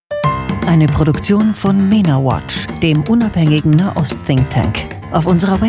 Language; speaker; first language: German; native; German